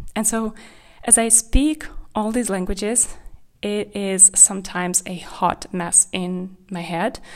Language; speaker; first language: English; non-native, fluent; Kazakh